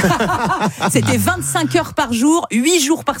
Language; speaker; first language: French; native; French